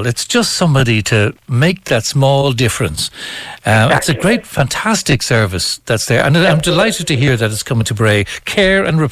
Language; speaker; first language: English; native; English